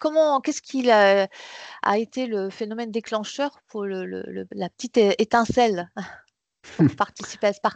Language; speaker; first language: French; native; French